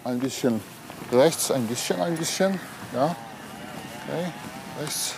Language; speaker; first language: German; non-native, learner; Polish